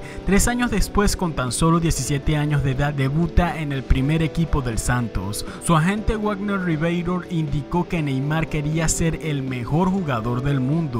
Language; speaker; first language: Spanish; native; Spanish